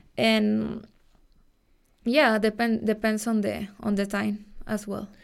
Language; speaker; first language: English; non-native, fluent; Spanish